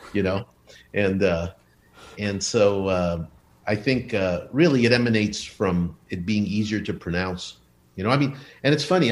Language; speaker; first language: English; early bilingual, other home language; Spanish